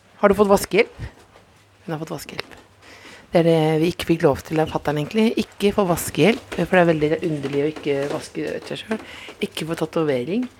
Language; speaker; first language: Norwegian; native; Norwegian